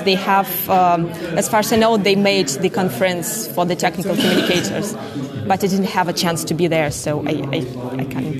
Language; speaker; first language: English; non-native, fluent; Russian